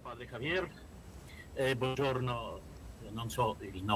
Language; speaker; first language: Italian; non-native, learner; Russian